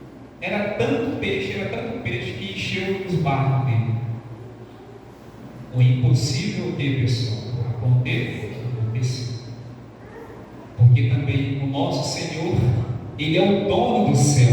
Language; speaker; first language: Portuguese; native; Portuguese